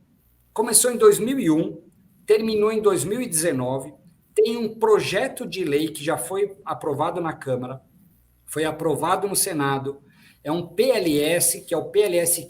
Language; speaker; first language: Portuguese; native; Portuguese